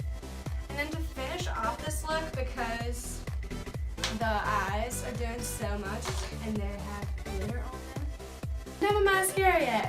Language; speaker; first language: English; native; English